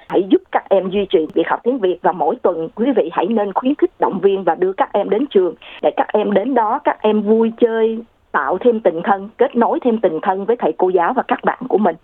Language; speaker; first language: Vietnamese; native; Vietnamese